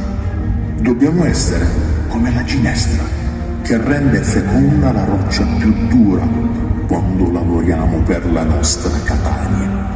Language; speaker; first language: Italian; native; Italian